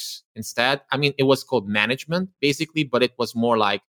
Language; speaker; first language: English; non-native, fluent; Romanian